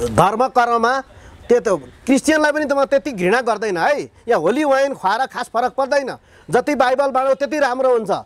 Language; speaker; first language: Nepali; native; Nepali